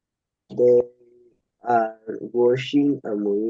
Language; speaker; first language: English; non-native, learner; Spanish